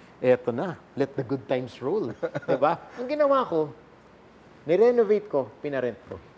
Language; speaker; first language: Filipino; native; Filipino